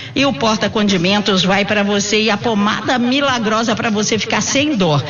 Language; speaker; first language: Portuguese; native; Portuguese